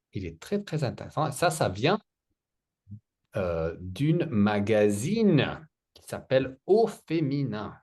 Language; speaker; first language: French; native; French